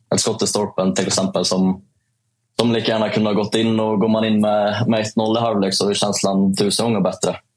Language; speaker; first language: Swedish; native; Swedish